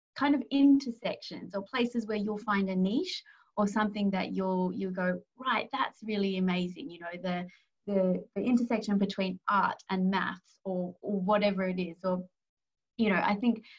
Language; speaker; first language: English; native; English